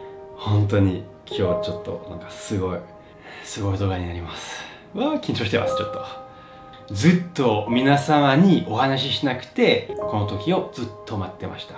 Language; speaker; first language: Japanese; non-native, fluent; French